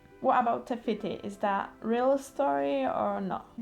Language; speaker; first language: English; non-native, learner; Polish